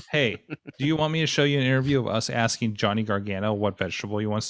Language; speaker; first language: English; native; English